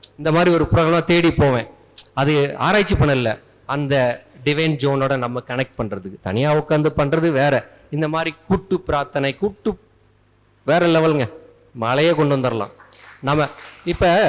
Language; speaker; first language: Tamil; native; Tamil